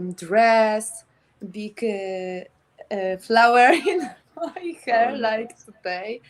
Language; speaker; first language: English; non-native, learner; Polish